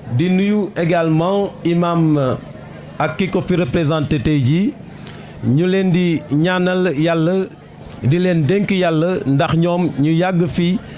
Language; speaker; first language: Wolof; non-native, local second language; Serer